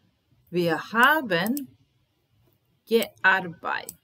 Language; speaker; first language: German; non-native, fluent; Serbian